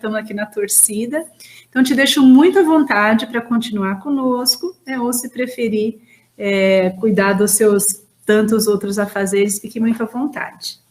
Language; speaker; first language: Portuguese; native; Portuguese